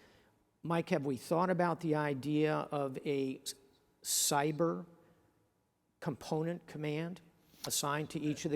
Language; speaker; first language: English; native; English